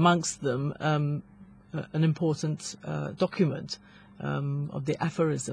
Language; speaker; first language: English; non-native, local second language; Maltese